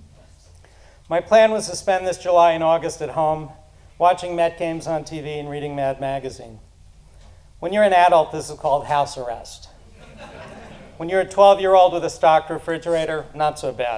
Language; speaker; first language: English; native; English